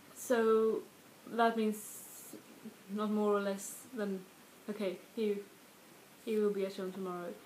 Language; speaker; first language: English; non-native, fluent; Swedish